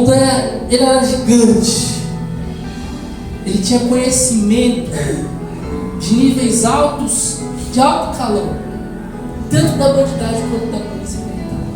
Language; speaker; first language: Portuguese; native; Portuguese